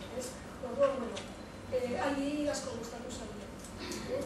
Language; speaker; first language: Basque; non-native, local second language; Spanish